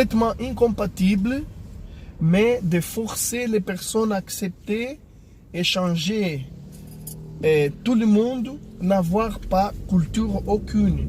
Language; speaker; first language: French; non-native, fluent; Portuguese